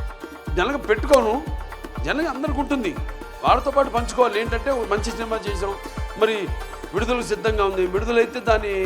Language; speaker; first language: Telugu; native; Telugu